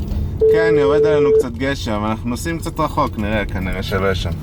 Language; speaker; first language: Hebrew; native; Hebrew